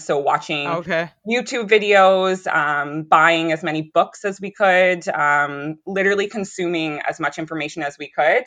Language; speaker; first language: English; native; English